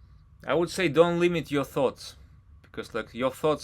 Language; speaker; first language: English; non-native, fluent; Russian